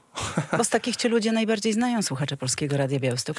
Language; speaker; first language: Polish; native; Polish